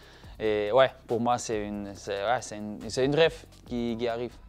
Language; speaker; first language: French; non-native, learner; German